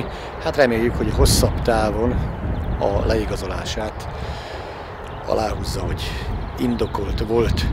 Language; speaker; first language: Hungarian; native; Hungarian